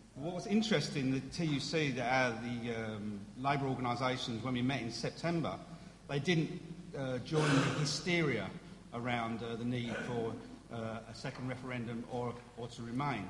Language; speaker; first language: English; native; English